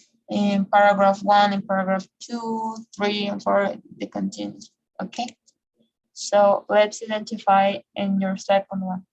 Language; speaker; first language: English; non-native, fluent; Spanish